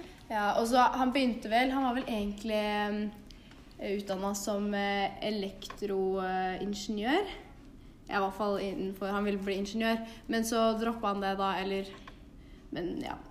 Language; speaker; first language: Norwegian; native; Norwegian